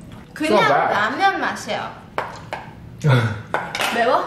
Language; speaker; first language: Korean; early bilingual, heritage; English